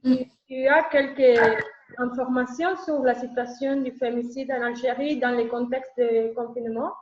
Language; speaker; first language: French; non-native, learner; Spanish